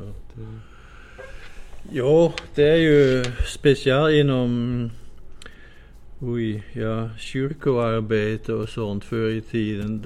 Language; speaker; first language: Swedish; non-native, fluent; Dutch